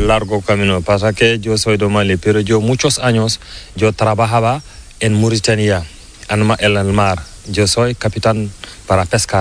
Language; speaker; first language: Spanish; non-native, learner; Fula